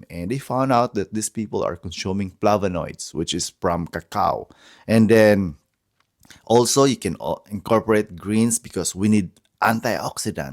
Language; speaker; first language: English; non-native, fluent; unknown